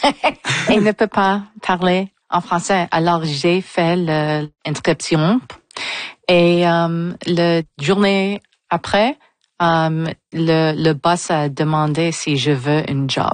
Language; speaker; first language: French; non-native, local second language; English